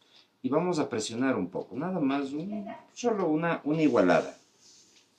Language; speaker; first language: Spanish; native; Spanish